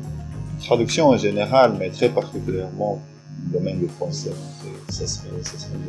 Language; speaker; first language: French; non-native, fluent; Portuguese